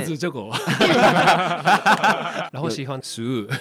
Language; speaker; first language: Chinese; non-native, fluent; Japanese